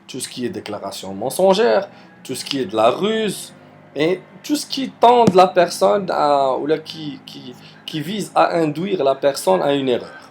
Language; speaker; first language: French; non-native, local second language; Arabic